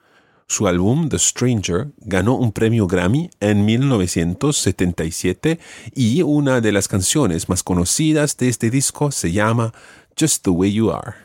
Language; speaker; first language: Spanish; non-native, fluent; English